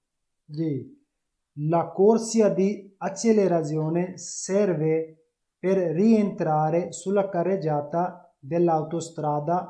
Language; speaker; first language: Italian; non-native, learner; Urdu